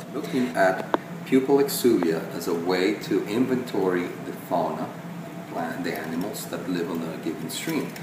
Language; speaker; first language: English; non-native, fluent; Spanish